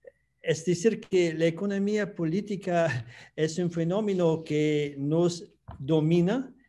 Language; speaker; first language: Spanish; non-native, fluent; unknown